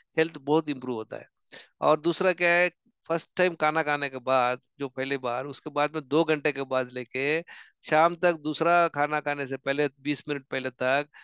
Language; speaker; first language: Hindi; non-native, local second language; Telugu